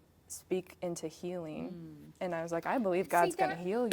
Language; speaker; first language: English; native; English